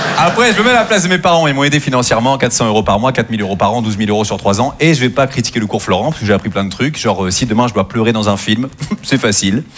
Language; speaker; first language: French; native; French